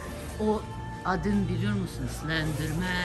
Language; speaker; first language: Turkish; non-native, learner; Russian